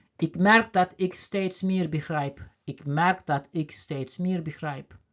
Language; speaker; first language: Dutch; non-native, learner; Turkish